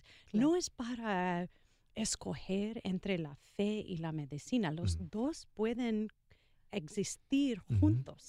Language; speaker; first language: Spanish; non-native, learner; English